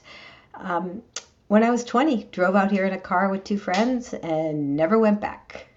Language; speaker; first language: English; native; English